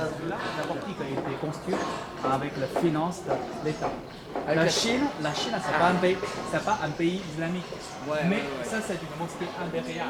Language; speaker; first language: French; non-native, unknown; Chinese